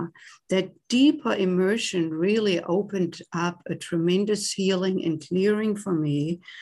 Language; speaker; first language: English; non-native, fluent; German